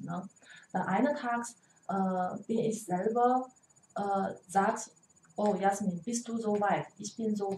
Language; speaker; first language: German; non-native, learner; Chinese